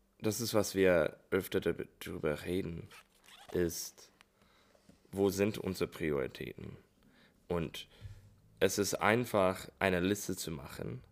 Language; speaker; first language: German; non-native, learner; English